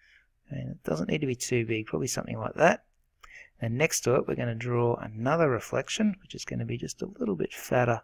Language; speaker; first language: English; native; English